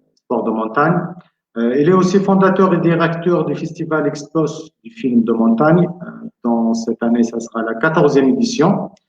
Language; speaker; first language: French; non-native, local second language; Arabic